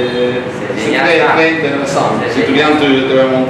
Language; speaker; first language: French; non-native, learner; Spanish